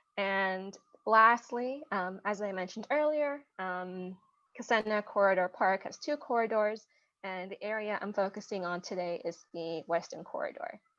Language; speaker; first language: English; native; English